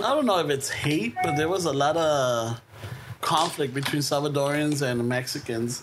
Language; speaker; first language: English; early bilingual, other home language; Spanish